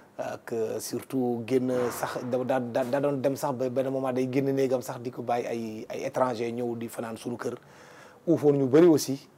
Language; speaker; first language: Wolof; non-native, local second language; Fula